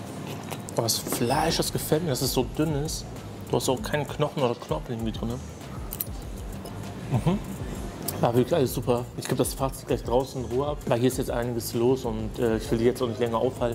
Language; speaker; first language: German; native; German